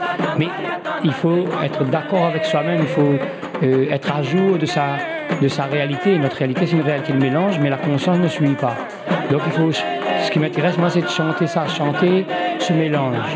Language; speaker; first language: French; non-native, local second language; Réunion Creole French